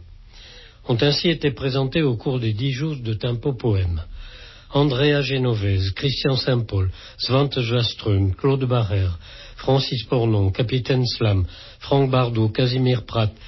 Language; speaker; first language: French; native; French